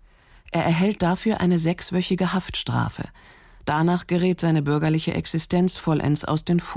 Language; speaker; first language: German; native; German